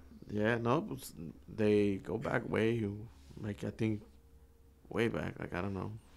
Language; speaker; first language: English; early bilingual, other home language; Spanish